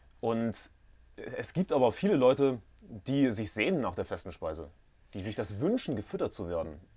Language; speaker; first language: German; native; German